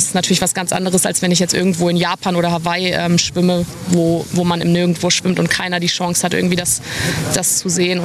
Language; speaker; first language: German; native; German